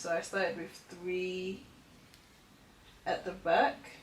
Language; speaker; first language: English; native; English